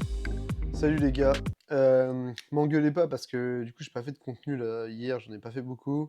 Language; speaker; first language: French; native; French